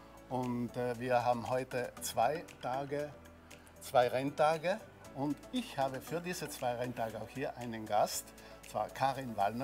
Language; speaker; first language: German; native; German